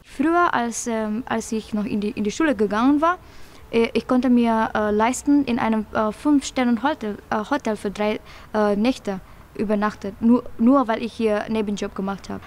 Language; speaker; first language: German; non-native, fluent; Indonesian